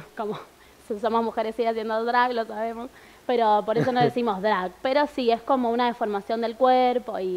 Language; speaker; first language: Spanish; native; Spanish